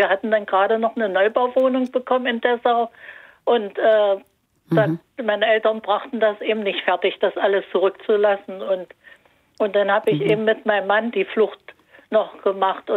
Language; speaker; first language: German; native; German